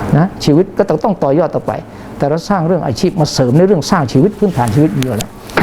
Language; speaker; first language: Thai; non-native, local second language; Malay